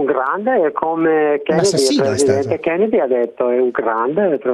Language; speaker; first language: Italian; non-native, learner; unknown